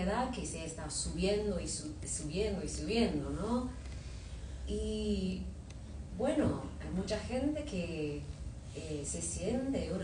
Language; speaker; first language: Spanish; non-native, fluent; English